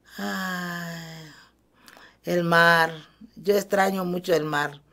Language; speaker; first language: Spanish; early bilingual, other home language; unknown